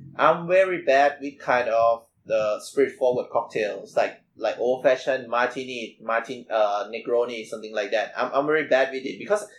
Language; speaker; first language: English; non-native, learner; Thai